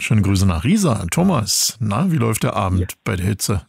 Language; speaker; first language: German; native; German